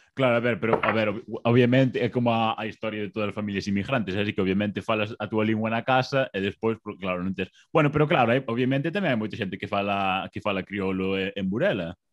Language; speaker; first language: Galician; non-native, local second language; Spanish